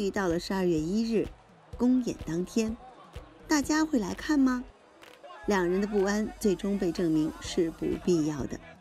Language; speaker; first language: Chinese; native; Chinese